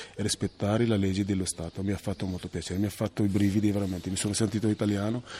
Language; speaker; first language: Italian; non-native, fluent; Arabic